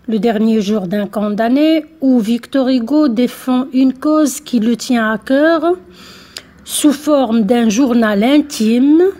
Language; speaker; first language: French; non-native, local second language; Arabic